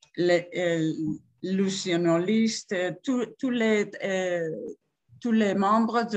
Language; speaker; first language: French; non-native, fluent; Spanish